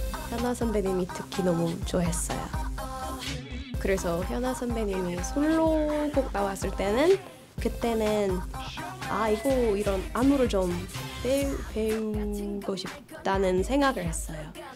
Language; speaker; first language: Korean; non-native, fluent; English